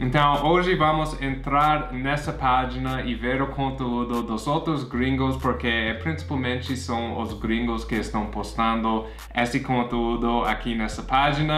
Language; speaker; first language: Portuguese; non-native, fluent; English